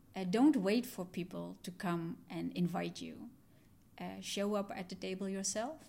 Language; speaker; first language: English; non-native, fluent; Dutch